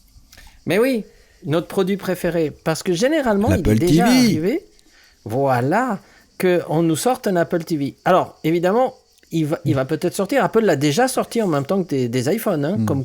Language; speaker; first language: French; native; French